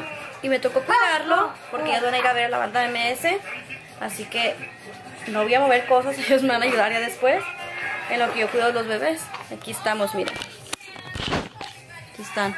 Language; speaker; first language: Spanish; early bilingual, heritage; Spanish